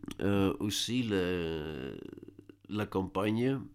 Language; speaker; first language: French; non-native, learner; Dutch